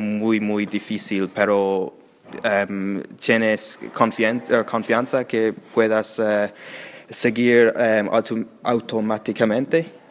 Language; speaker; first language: Spanish; non-native, learner; English